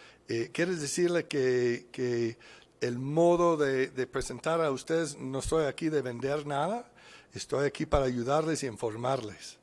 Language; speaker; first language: Spanish; non-native, fluent; English